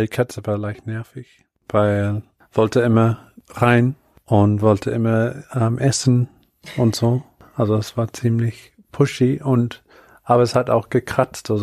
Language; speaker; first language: German; non-native, fluent; Bulgarian